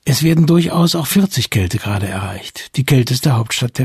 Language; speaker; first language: German; native; German